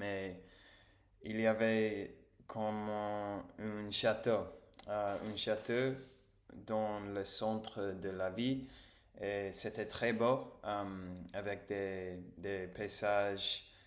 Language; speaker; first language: French; non-native, learner; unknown